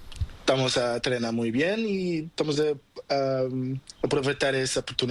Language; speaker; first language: Spanish; non-native, learner; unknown